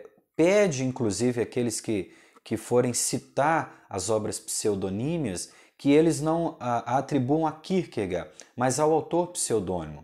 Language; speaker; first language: Portuguese; native; Portuguese